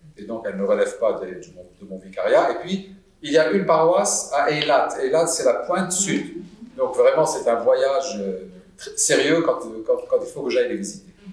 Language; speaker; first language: French; non-native, local second language; Arabic